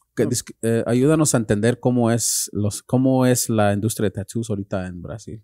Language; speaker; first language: Spanish; early bilingual, heritage; Spanish